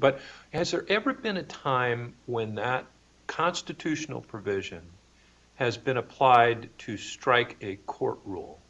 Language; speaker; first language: English; native; English